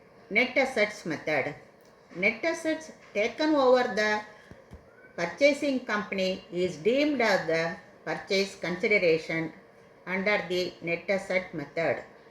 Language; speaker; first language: English; non-native, local second language; Tamil